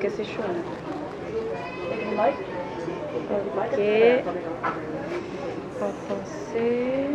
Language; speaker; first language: French; non-native, learner; Spanish